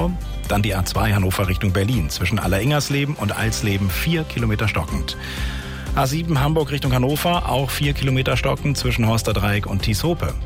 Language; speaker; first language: German; native; German